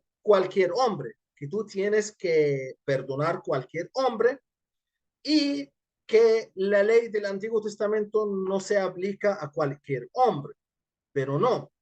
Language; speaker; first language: Spanish; non-native, fluent; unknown